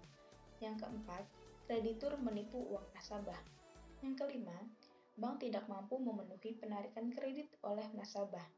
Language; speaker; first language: Indonesian; native; Indonesian